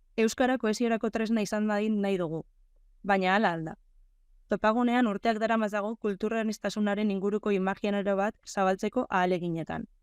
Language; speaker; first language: Basque; native; Basque